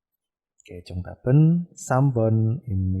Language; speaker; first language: Korean; non-native, fluent; Indonesian